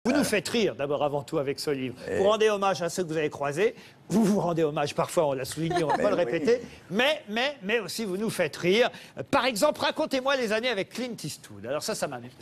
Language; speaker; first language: French; native; French